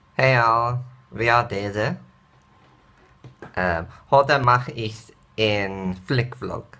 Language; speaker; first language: German; non-native, learner; Dutch